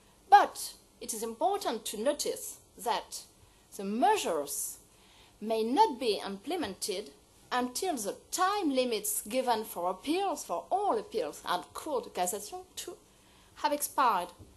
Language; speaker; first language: English; non-native, fluent; French